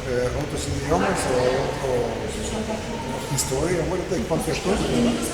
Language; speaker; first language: Spanish; non-native, fluent; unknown